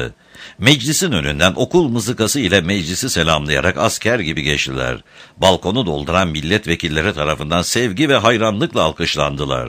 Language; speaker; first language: Turkish; native; Turkish